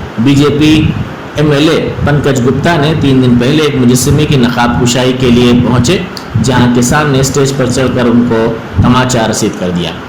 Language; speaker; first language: Urdu; native; Urdu